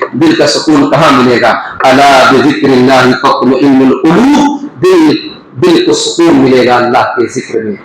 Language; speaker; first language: Urdu; native; Urdu